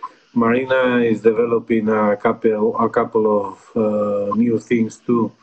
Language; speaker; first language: English; non-native, fluent; Spanish